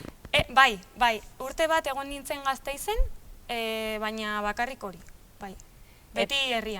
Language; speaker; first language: Basque; non-native, local second language; Spanish